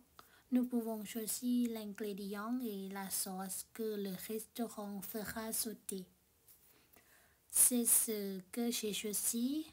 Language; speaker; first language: French; non-native, learner; Thai